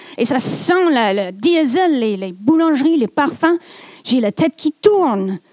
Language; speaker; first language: French; non-native, fluent; English